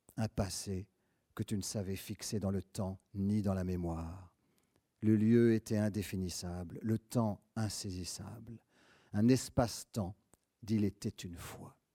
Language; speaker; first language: French; native; French